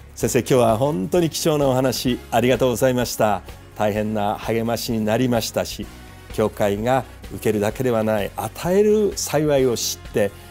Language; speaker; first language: Japanese; native; Japanese